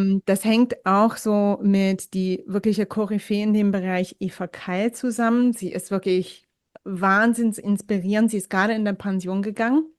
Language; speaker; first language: German; non-native, fluent; English